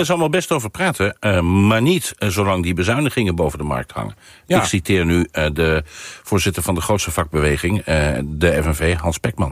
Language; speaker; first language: Dutch; native; Dutch